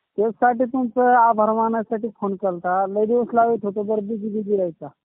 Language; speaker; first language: Marathi; native; Marathi